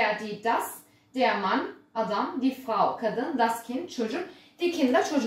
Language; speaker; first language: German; early bilingual, other home language; Turkish